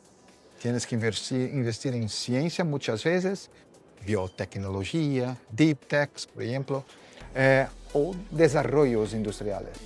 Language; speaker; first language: Spanish; non-native, fluent; Portuguese